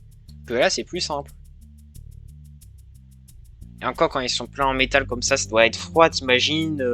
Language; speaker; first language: French; native; French